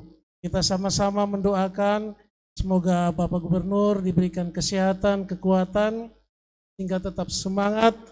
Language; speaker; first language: Indonesian; native; Indonesian